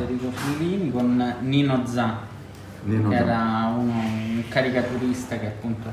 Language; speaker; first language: Italian; native; Italian